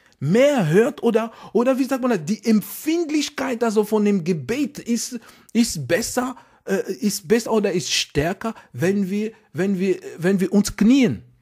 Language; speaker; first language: German; non-native, fluent; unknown